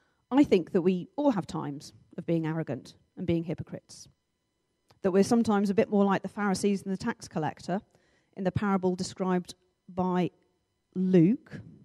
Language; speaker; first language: English; native; English